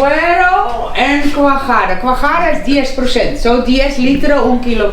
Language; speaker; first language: Spanish; non-native, learner; Dutch